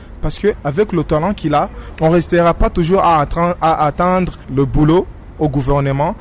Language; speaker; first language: French; non-native, local second language; Rundi